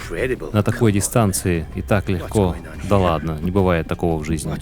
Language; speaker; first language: Russian; native; Russian